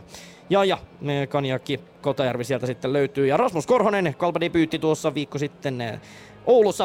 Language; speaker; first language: Finnish; native; Finnish